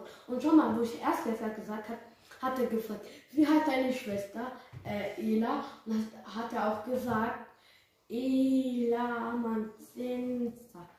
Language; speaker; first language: German; early bilingual, other home language; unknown